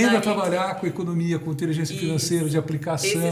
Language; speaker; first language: Portuguese; native; Portuguese